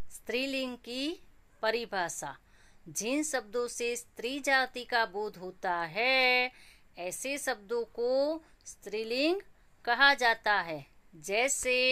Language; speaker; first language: Hindi; non-native, local second language; Gujarati